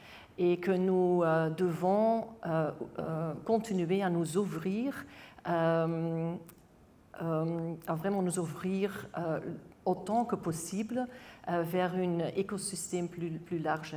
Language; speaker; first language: French; non-native, local second language; Dutch